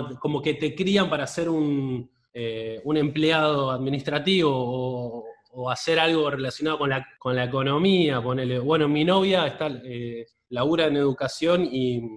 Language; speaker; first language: Spanish; native; Spanish